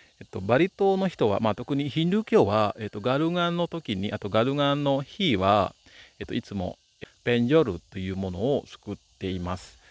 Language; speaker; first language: Japanese; non-native, fluent; Balinese